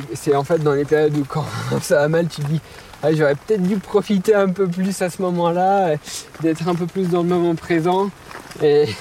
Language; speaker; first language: French; native; French